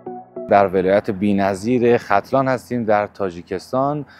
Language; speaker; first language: Persian; native; Persian